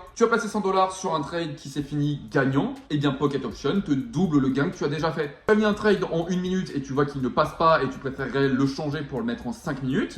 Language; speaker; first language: French; native; French